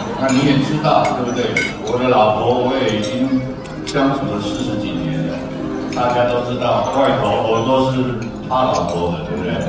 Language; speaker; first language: Chinese; non-native, local second language; Min Nan Chinese